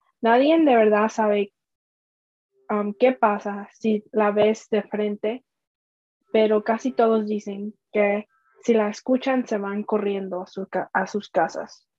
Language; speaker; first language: Spanish; early bilingual, heritage; Spanish